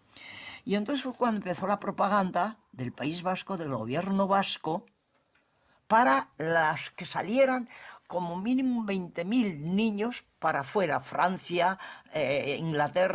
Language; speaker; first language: Spanish; native; Spanish